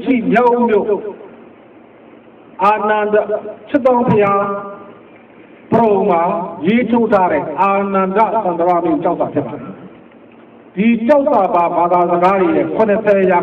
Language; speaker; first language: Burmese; non-native, local second language; Rohingya